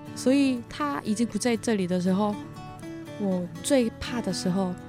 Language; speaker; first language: Chinese; non-native, fluent; Korean